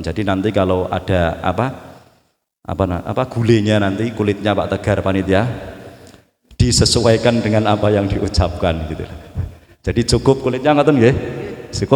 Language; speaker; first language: Indonesian; non-native, local second language; Javanese